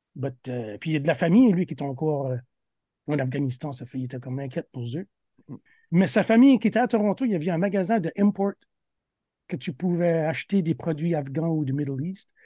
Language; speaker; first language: French; native; French